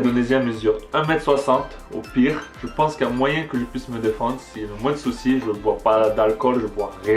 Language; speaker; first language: French; native; French